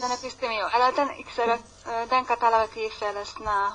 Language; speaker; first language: Greek; non-native, learner; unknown